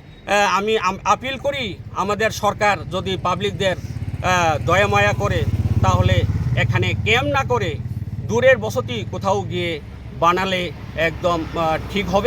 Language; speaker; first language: Bangla; non-native, local second language; Kok Borok